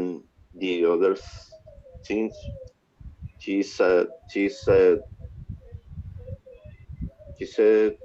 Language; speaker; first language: English; non-native, learner; Spanish